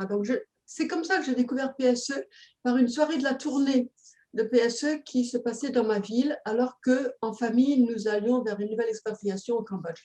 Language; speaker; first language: French; native; French